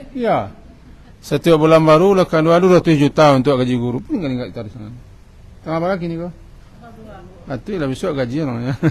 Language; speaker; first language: Malay; non-native, local second language; Minangkabau